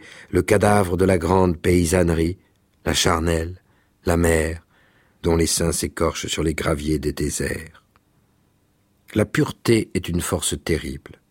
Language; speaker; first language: French; native; French